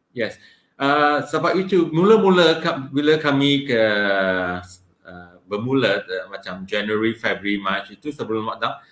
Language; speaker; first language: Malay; non-native, local second language; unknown